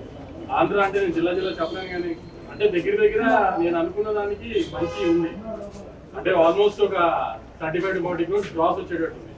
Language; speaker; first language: Telugu; native; Telugu